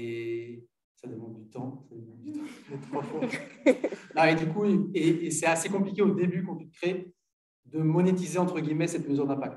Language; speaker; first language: French; native; French